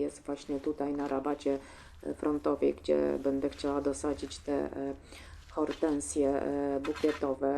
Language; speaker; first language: Polish; native; Polish